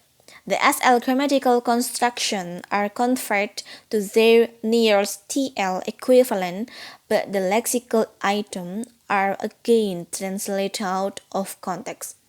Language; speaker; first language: English; non-native, learner; Indonesian